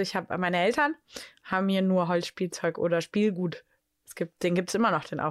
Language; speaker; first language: German; native; German